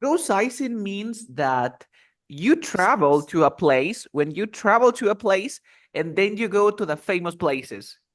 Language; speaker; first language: English; non-native, fluent; Spanish